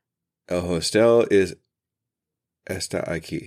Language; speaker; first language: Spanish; non-native, learner; English